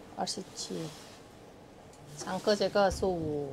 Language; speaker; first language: Chinese; non-native, learner; Indonesian